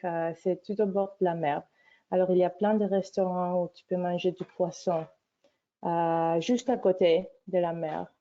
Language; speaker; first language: French; non-native, fluent; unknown